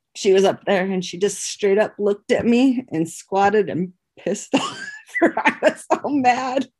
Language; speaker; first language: English; native; English